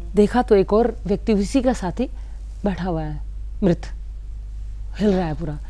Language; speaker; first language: Hindi; native; Hindi